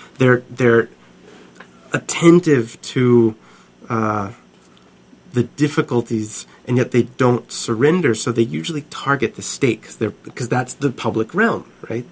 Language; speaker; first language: English; native; English